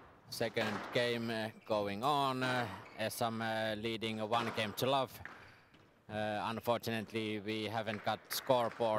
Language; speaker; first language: English; non-native, fluent; Finnish